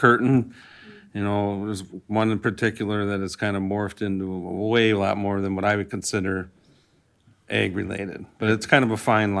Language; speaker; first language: English; native; English